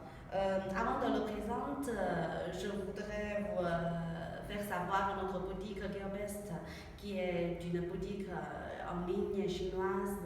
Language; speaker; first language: French; non-native, learner; Chinese